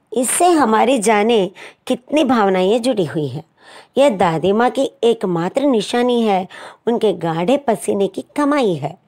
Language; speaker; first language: Hindi; non-native, local second language; Telugu